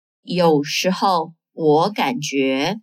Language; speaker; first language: Chinese; non-native, fluent; Portuguese